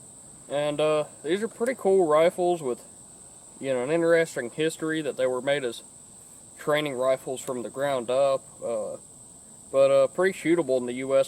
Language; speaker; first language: English; native; English